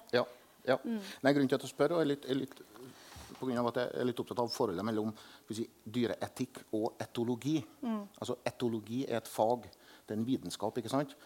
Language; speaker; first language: Norwegian; native; Norwegian